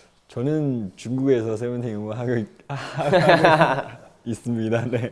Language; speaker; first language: Korean; non-native, fluent; Chinese